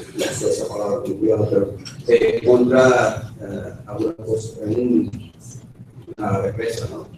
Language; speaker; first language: Spanish; non-native, fluent; English